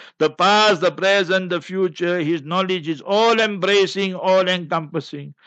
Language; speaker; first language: English; native; English